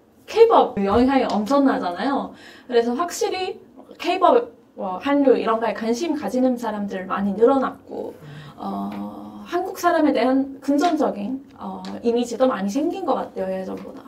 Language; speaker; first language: Korean; non-native, fluent; Japanese